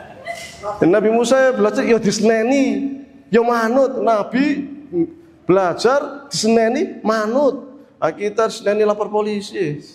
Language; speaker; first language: Indonesian; native; Indonesian